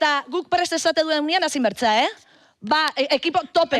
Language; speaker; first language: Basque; native; Basque